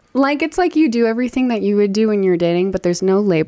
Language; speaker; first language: English; native; English